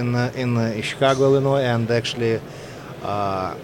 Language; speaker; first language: English; non-native, fluent; Russian